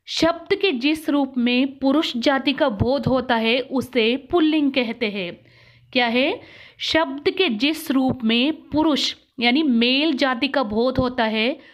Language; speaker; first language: Hindi; non-native, local second language; Kannada